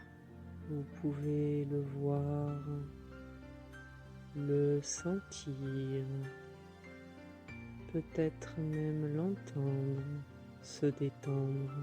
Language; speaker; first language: French; native; French